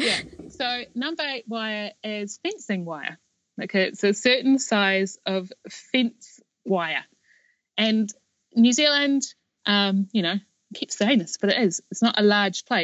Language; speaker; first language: English; native; English